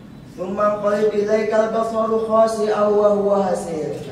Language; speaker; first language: Arabic; non-native, learner; Indonesian